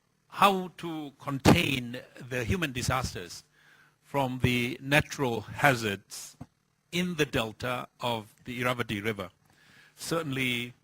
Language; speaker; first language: English; non-native, fluent; Thai